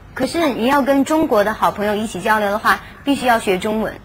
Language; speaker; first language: Chinese; native; Chinese